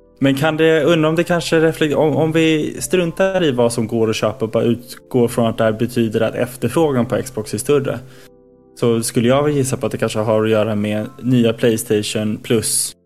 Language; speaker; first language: Swedish; native; Swedish